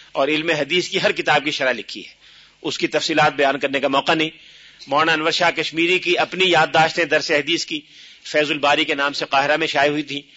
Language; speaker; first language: Urdu; native; Urdu